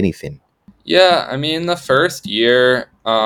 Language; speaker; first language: English; native; English